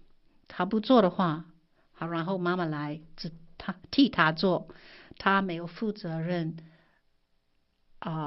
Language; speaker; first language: Chinese; non-native, fluent; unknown